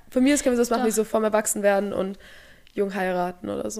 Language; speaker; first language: German; native; German